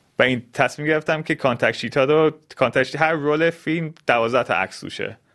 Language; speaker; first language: Persian; early bilingual, heritage; Persian